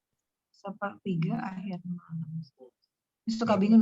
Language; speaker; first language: Indonesian; native; Indonesian